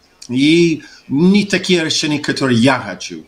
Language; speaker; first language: Russian; non-native, fluent; English